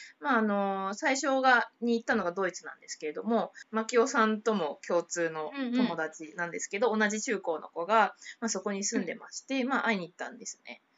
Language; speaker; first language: Japanese; native; Japanese